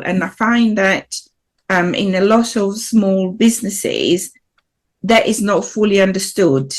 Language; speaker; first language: English; non-native, fluent; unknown